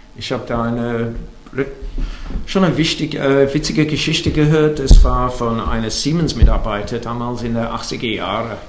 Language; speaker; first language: German; non-native, fluent; English